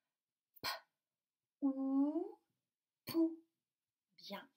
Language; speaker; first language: French; native; French